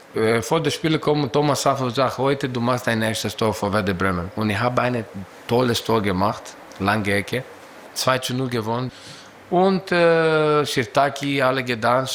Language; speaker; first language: German; non-native, learner; Greek